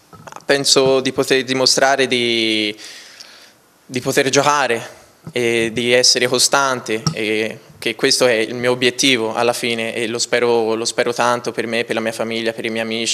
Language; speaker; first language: Italian; native; Italian